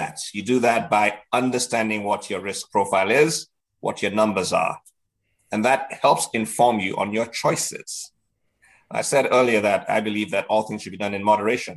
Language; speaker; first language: English; non-native, local second language; Yoruba